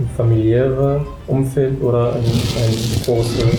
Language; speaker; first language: German; non-native, fluent; Arabic